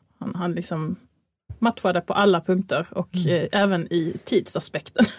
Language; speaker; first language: Swedish; native; Swedish